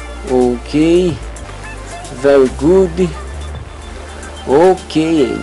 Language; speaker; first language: English; non-native, learner; Portuguese